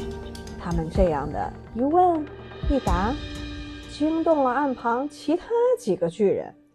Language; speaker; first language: Chinese; native; Chinese